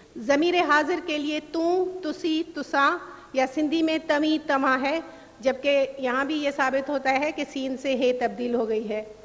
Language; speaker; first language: Urdu; non-native, local second language; Sindhi